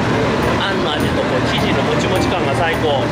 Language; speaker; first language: Japanese; native; Japanese